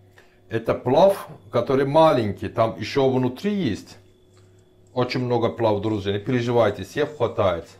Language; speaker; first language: Russian; non-native, learner; Turkish